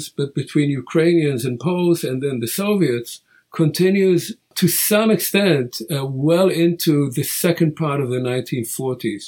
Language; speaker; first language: English; non-native, fluent; Hebrew